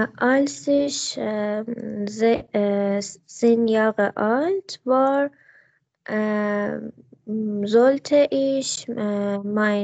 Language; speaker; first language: German; non-native, learner; Persian